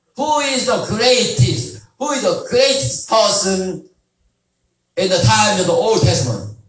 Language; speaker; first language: English; non-native, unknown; Korean